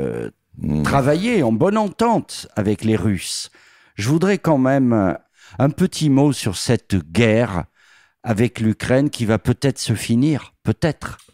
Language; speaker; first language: French; native; French